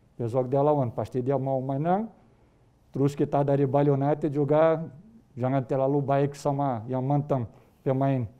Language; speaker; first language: Indonesian; non-native, fluent; Portuguese